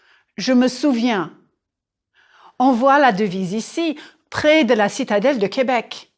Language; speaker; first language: French; non-native, fluent; English